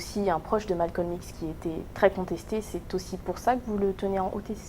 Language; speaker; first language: French; native; French